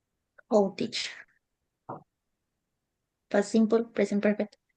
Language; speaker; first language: English; non-native, learner; Spanish